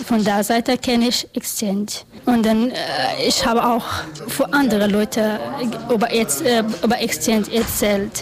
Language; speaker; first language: German; non-native, learner; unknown